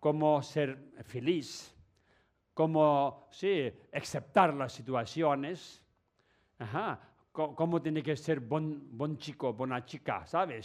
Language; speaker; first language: Spanish; non-native, learner; Tibetan